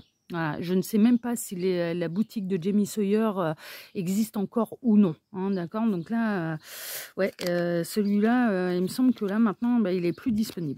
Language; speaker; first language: French; native; French